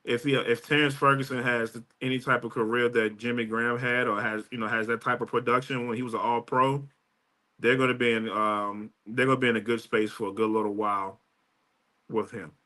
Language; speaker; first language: English; native; English